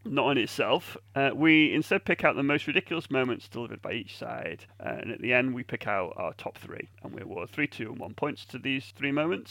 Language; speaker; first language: English; native; English